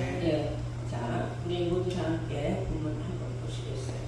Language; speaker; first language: Korean; native; Korean